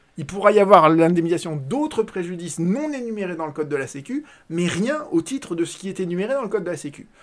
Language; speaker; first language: French; native; French